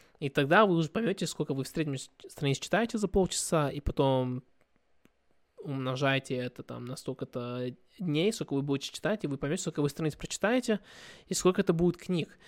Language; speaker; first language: Russian; early bilingual, heritage; Russian